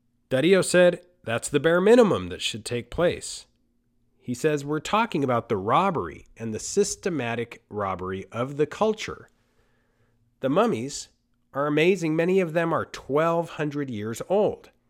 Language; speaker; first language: English; early bilingual, other home language; Spanish